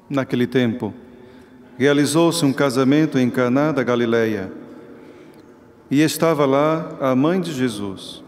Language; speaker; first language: Portuguese; native; Portuguese